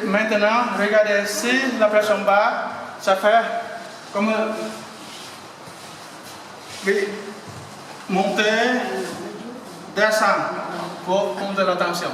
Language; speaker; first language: French; non-native, learner; Vietnamese